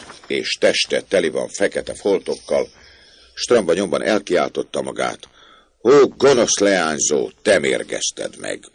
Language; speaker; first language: Hungarian; native; Hungarian